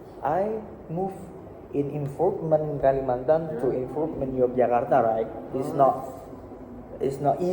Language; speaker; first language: English; non-native, learner; Indonesian